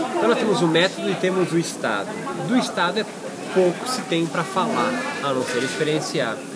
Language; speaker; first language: Portuguese; native; Portuguese